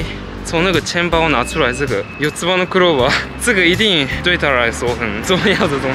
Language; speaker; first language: Chinese; early bilingual, heritage; Japanese